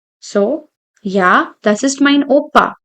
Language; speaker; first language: German; non-native, fluent; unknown